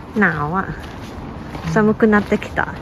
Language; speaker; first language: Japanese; non-native, fluent; Thai